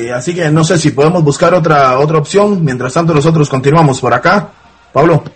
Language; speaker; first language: Spanish; native; Spanish